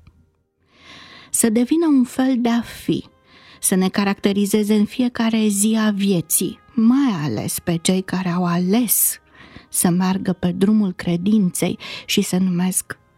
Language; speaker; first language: Romanian; native; Romanian